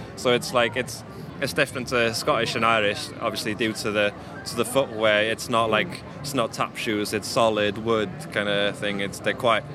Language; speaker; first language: English; non-native, local second language; Welsh